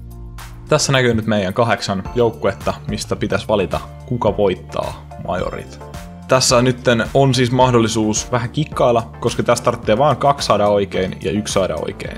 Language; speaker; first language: Finnish; native; Finnish